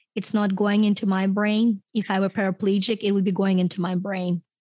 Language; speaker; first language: English; non-native, fluent; Ukrainian